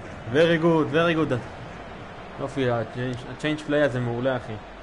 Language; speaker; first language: English; non-native, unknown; Hebrew